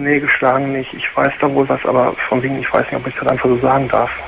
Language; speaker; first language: German; native; German